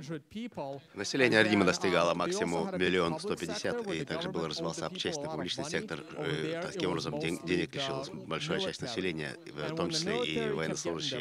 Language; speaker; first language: Russian; native; Russian